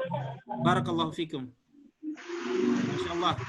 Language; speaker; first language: Arabic; non-native, fluent; Indonesian